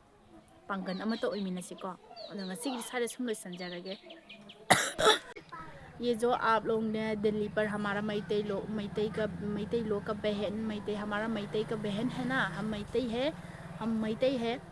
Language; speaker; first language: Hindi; non-native, local second language; Manipuri